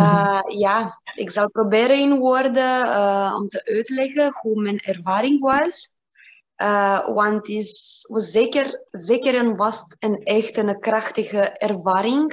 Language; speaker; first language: Dutch; non-native, learner; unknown